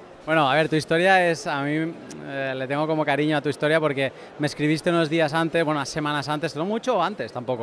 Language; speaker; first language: Spanish; native; Spanish